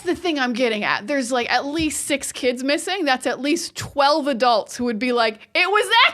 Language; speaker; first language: English; native; English